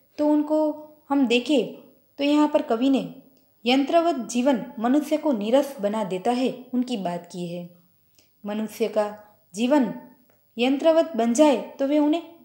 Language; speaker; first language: Hindi; non-native, local second language; Gujarati